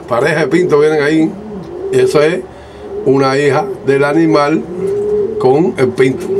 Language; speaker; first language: Spanish; native; Spanish